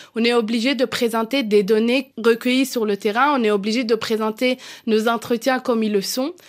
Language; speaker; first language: French; non-native, fluent; Hebrew